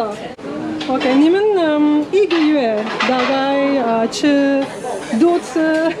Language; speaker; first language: Chinese; non-native, learner; Turkish